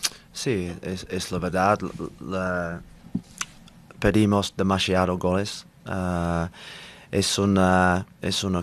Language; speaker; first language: Spanish; non-native, learner; English